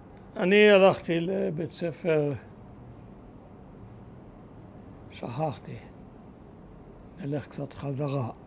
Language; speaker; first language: Hebrew; early bilingual, other home language; German